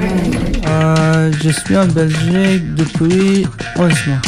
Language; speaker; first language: French; non-native, learner; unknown